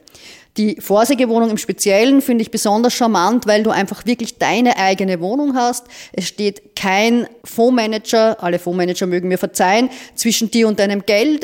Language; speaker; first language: German; native; German